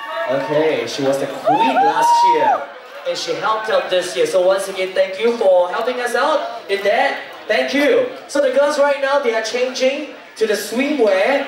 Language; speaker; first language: English; non-native, local second language; Chinese